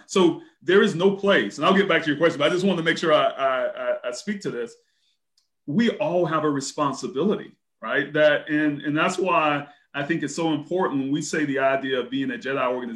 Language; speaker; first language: English; native; English